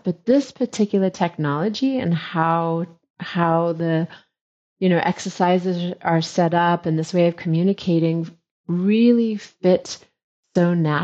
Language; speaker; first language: English; native; English